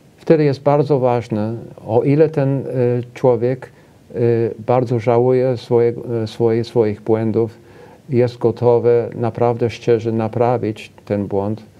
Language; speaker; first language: Polish; non-native, fluent; English